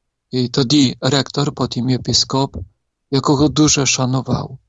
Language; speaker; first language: Polish; non-native, learner; Ukrainian